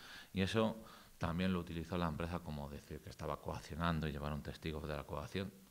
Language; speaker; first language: Spanish; native; Spanish